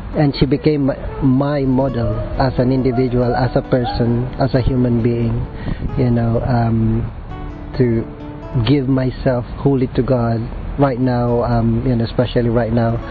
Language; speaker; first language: English; non-native, local second language; Filipino